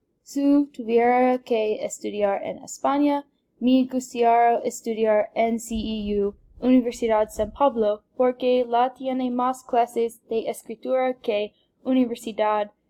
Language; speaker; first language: Spanish; non-native, learner; English